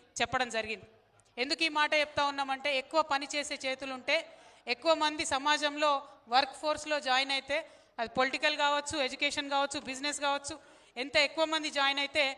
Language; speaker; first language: Telugu; native; Telugu